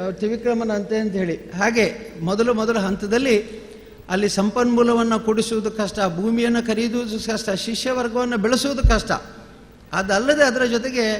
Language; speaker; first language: Kannada; non-native, local second language; Tulu